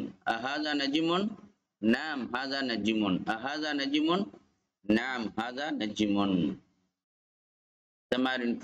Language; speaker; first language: Arabic; non-native, fluent; Tamil